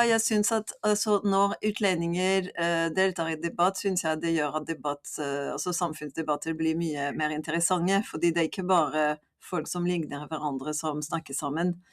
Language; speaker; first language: Norwegian; non-native, fluent; French